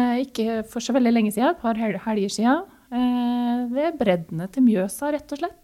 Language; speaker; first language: Norwegian; native; Norwegian